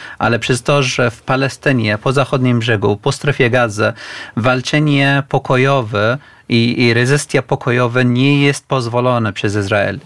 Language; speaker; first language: Polish; non-native, fluent; Arabic